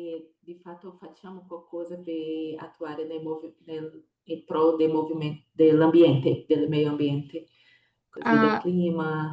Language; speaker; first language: Italian; non-native, fluent; Portuguese